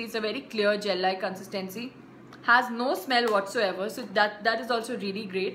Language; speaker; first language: English; non-native, local second language; Hindi